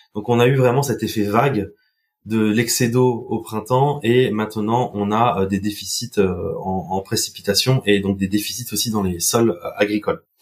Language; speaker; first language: French; non-native, local second language; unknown